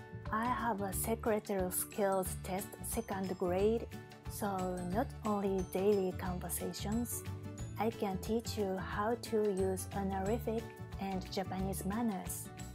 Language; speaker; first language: English; non-native, learner; Japanese